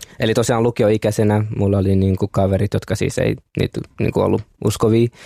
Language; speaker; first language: Finnish; early bilingual, other home language; Kinyarwanda